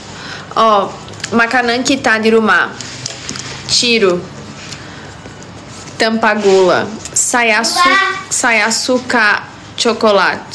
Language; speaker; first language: Indonesian; non-native, learner; Portuguese